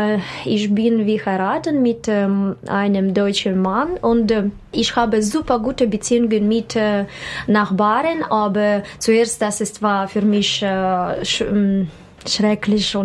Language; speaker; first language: German; non-native, learner; Russian